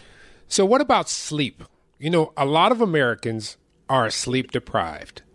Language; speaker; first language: English; native; English